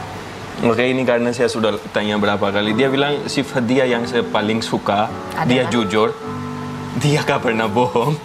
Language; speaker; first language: Indonesian; non-native, fluent; Hindi